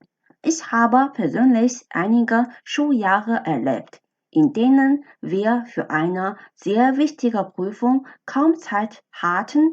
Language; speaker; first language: German; non-native, fluent; Chinese